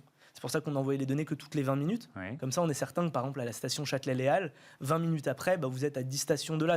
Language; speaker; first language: French; native; French